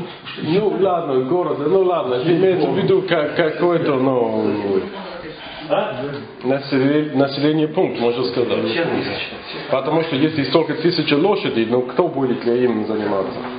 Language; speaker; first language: Russian; non-native, fluent; English